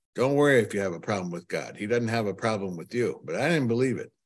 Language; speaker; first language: English; native; English